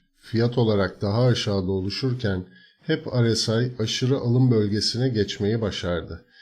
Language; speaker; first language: Turkish; native; Turkish